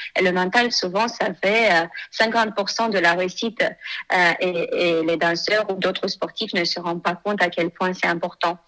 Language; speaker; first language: French; non-native, fluent; Romanian